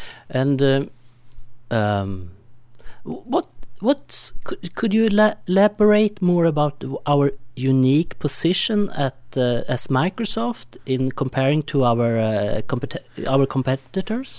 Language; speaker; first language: English; non-native, fluent; Swedish